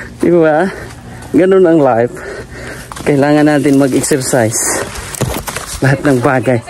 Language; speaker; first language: Filipino; non-native, local second language; Cebuano